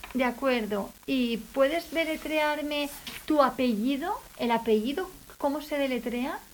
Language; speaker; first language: Spanish; native; Spanish